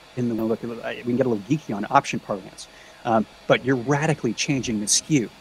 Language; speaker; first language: English; native; English